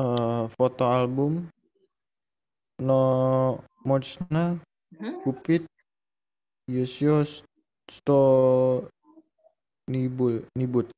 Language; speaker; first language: Russian; non-native, learner; Indonesian